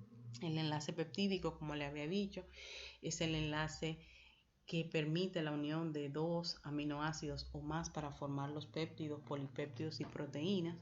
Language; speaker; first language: Spanish; native; Spanish